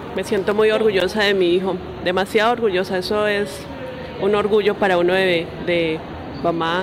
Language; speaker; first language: Spanish; native; Spanish